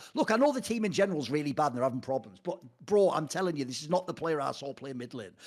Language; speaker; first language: English; native; English